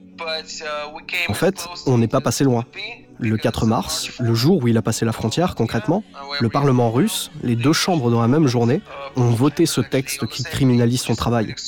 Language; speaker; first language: French; native; French